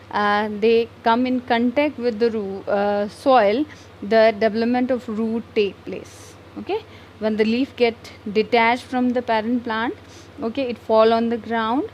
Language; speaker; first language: English; non-native, local second language; Hindi